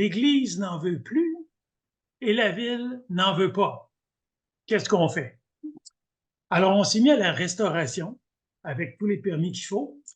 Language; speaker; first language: French; native; French